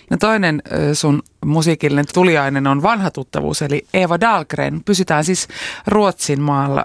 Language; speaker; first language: Finnish; native; Finnish